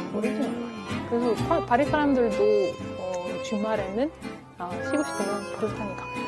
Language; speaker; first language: Korean; non-native, fluent; French